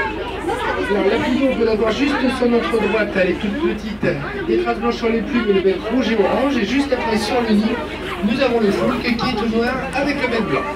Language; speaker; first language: French; native; French